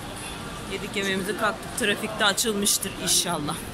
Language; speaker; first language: Turkish; native; Turkish